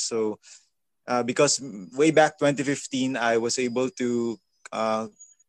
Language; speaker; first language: English; non-native, local second language; Filipino